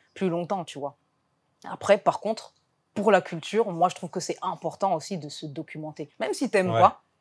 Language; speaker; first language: French; native; French